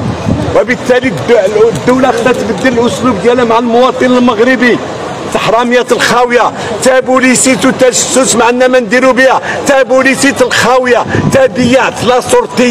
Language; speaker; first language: Arabic; native; Arabic